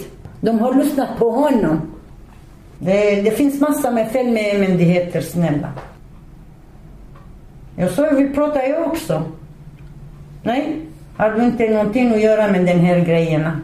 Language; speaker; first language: Swedish; non-native, learner; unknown